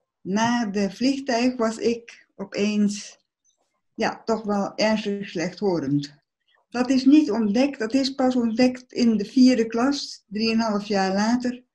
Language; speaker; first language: Dutch; early bilingual, other home language; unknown